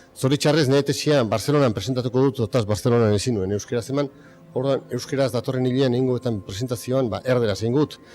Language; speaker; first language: Basque; non-native, local second language; Spanish